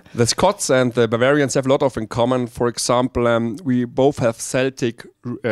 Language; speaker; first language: English; non-native, learner; German